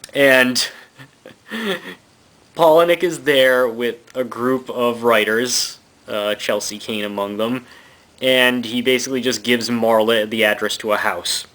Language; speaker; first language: English; native; English